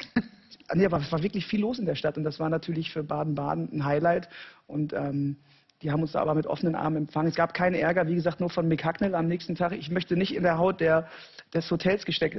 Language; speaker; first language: German; native; German